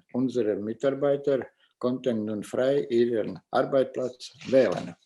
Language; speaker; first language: German; non-native, fluent; Latvian